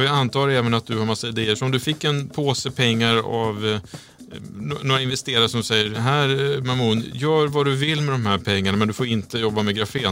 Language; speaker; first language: Swedish; native; Swedish